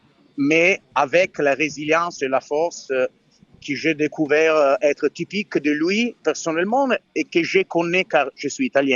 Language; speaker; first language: French; non-native, fluent; Italian